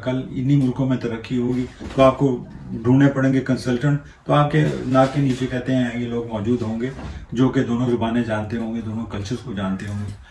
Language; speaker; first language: Urdu; non-native, local second language; Punjabi